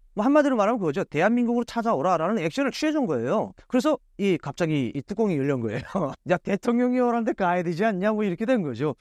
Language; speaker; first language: Korean; native; Korean